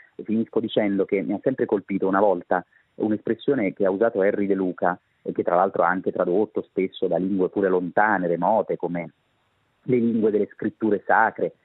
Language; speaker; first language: Italian; native; Italian